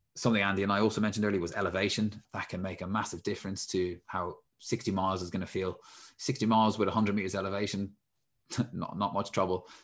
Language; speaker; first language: English; native; English